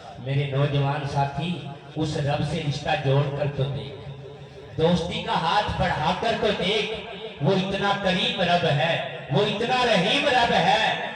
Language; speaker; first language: Urdu; non-native, local second language; Punjabi